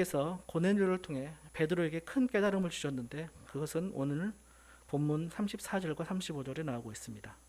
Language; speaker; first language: Korean; native; Korean